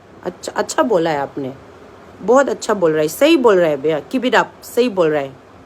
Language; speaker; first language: Hindi; non-native, local second language; Manipuri